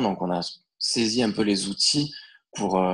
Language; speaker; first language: French; native; French